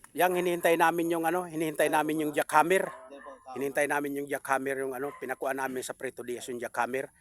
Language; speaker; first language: Filipino; non-native, local second language; Bikol